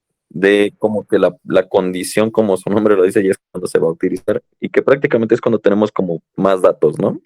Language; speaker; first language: Spanish; native; Spanish